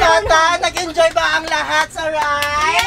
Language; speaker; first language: Filipino; native; Filipino